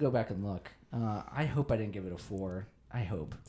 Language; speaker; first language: English; native; English